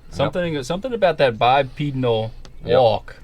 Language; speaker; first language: English; native; English